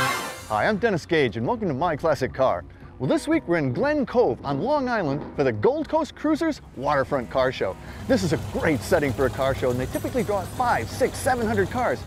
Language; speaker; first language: English; native; English